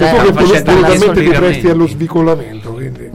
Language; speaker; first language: Italian; native; Italian